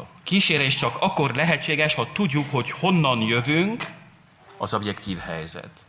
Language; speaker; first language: Hungarian; non-native, fluent; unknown